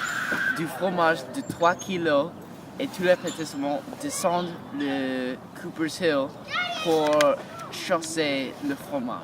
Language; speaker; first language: French; non-native, learner; English